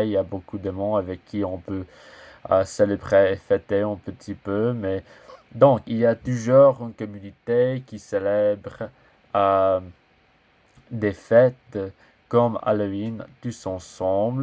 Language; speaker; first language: French; non-native, learner; English